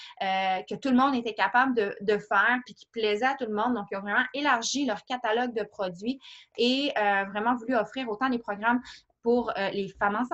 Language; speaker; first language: French; native; French